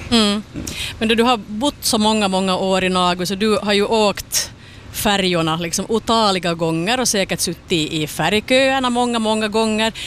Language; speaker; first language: Swedish; native; Swedish